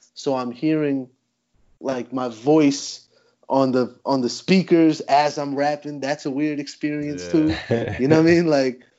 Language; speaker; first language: English; native; English